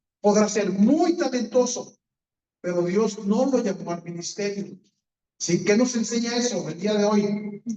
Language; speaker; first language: Spanish; native; Spanish